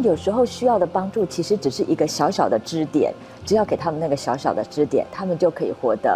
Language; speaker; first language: Chinese; native; Chinese